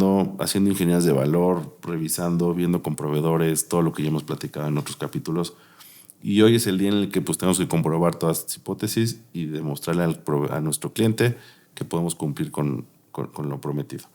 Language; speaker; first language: Spanish; native; Spanish